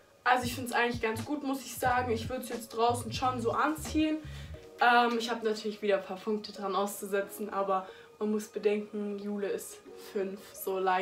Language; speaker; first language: German; native; German